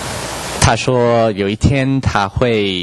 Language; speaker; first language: Chinese; non-native, learner; English